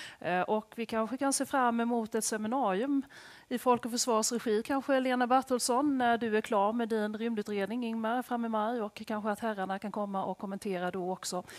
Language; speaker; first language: Swedish; native; Swedish